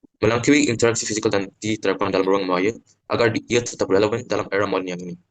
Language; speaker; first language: Malay; non-native, local second language; Tamil